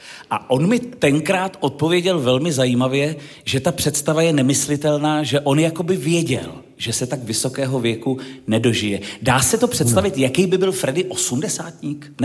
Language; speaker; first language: Czech; native; Czech